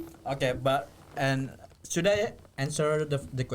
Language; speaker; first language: English; non-native, fluent; Indonesian